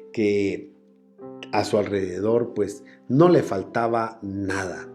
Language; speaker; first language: Spanish; native; Spanish